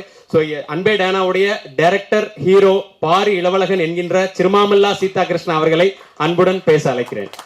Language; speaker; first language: Tamil; native; Tamil